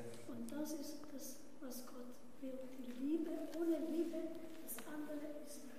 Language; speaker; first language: German; non-native, learner; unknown